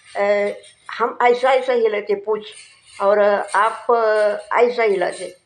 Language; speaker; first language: Hindi; non-native, local second language; Marathi